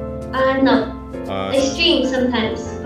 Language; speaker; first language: English; non-native, fluent; Swedish